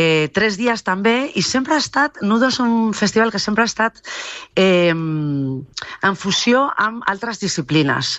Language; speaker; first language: Catalan; non-native, local second language; Spanish